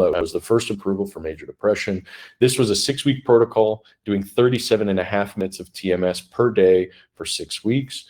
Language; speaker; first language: English; native; English